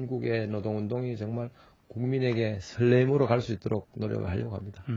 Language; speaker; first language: Korean; native; Korean